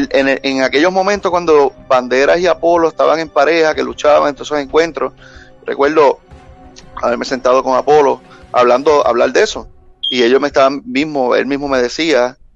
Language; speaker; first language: Spanish; native; Spanish